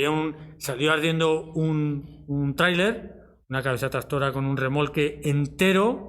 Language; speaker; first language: Spanish; native; Spanish